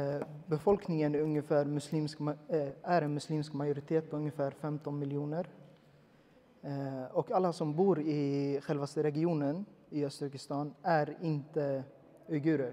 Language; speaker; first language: Swedish; early bilingual, other home language; Uyghur